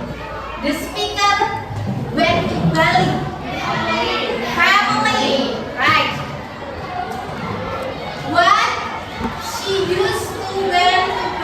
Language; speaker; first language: English; non-native, fluent; Indonesian